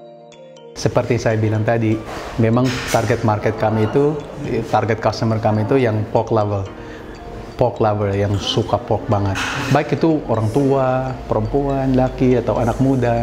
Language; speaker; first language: Indonesian; non-native, fluent; Filipino